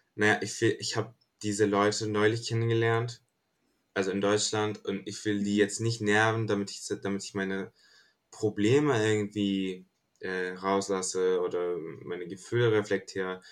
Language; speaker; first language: German; non-native, fluent; Turkish